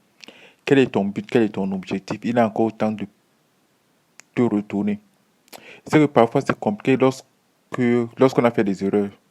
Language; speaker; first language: French; native; French